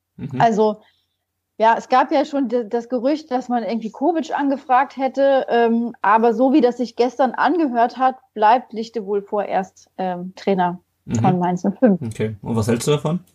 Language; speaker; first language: German; native; German